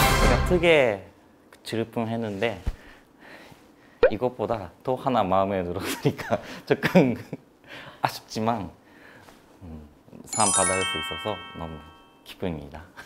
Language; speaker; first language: Korean; non-native, learner; Japanese